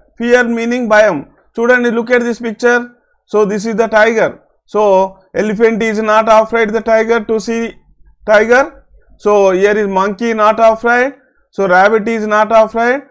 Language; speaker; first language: English; non-native, local second language; Telugu